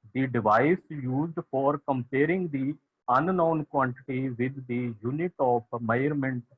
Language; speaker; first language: English; non-native, local second language; Punjabi